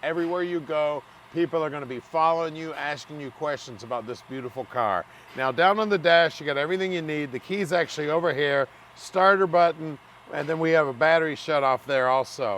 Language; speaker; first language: English; native; English